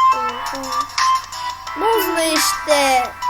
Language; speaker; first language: Turkish; native; Turkish